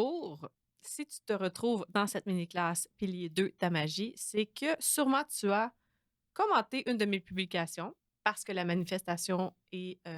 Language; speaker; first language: French; native; French